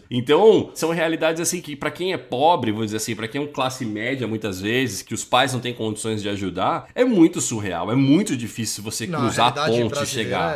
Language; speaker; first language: Portuguese; native; Portuguese